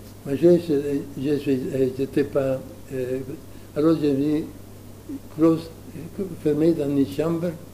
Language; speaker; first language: French; non-native, learner; Italian